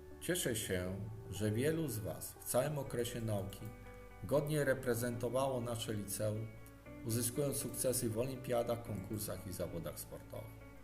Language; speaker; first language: Polish; native; Polish